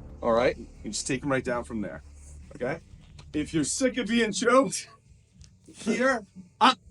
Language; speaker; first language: English; native; English